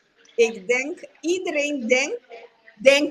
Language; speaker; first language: Dutch; non-native, local second language; Papiamento